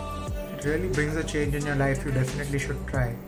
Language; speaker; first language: English; non-native, local second language; Hindi